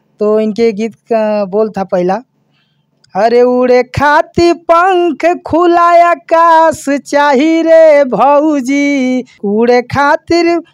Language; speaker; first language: Hindi; native; Hindi